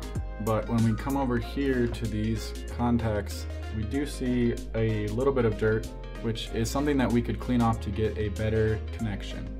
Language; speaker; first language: English; native; English